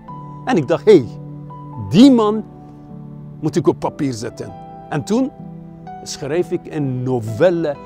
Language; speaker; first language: Dutch; non-native, fluent; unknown